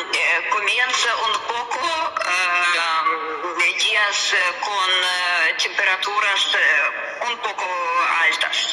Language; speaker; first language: Spanish; non-native, learner; Russian